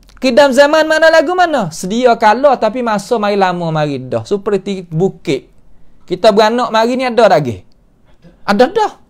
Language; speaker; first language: Malay; native; Malay